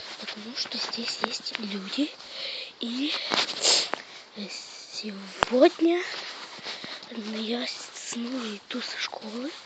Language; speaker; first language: Russian; non-native, local second language; Ukrainian